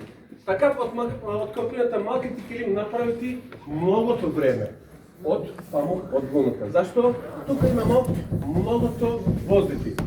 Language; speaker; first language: Bulgarian; non-native, learner; Serbian